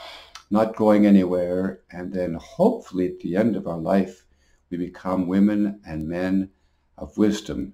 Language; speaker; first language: English; native; English